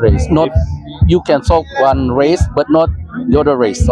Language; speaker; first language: English; non-native, fluent; Indonesian